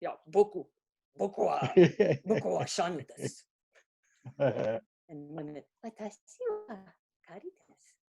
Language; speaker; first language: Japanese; non-native, fluent; English